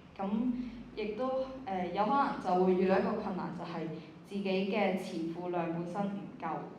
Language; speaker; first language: Cantonese; native; Cantonese